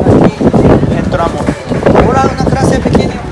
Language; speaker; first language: Spanish; non-native, learner; Japanese